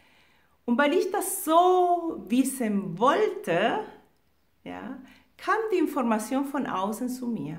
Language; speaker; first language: German; non-native, fluent; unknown